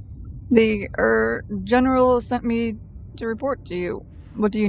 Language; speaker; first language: English; native; English